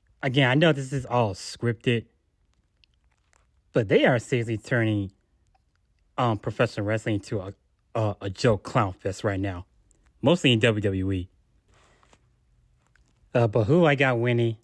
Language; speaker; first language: English; native; English